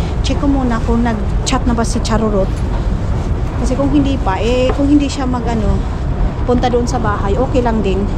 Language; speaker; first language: Filipino; non-native, local second language; Cebuano